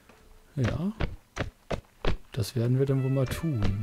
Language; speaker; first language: German; native; German